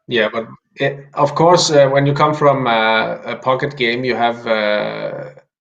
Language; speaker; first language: English; non-native, fluent; Danish